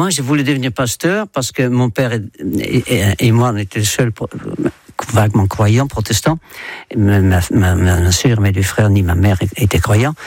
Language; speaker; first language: French; non-native, fluent; Dutch